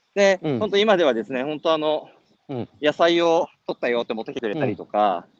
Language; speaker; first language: Japanese; native; Japanese